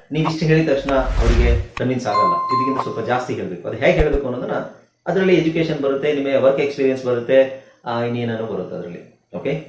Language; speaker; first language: Kannada; native; Kannada